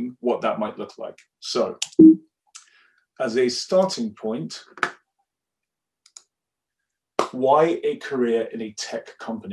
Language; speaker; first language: English; non-native, local second language; Yoruba